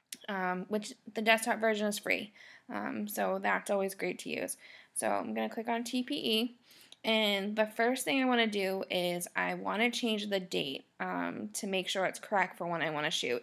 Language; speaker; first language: English; native; English